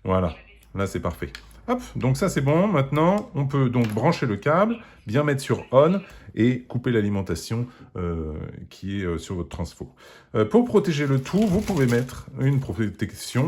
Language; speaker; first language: French; native; French